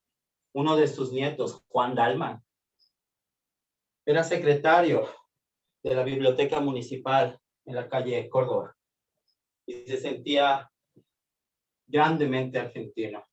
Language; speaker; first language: Spanish; native; Spanish